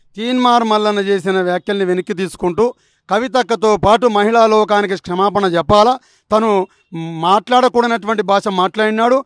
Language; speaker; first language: Telugu; native; Telugu